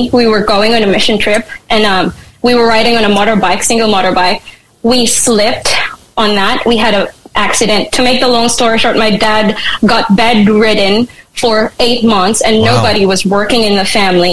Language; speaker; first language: English; non-native, local second language; Filipino